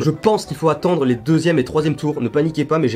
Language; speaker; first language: French; native; French